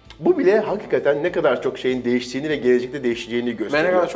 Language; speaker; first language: Turkish; native; Turkish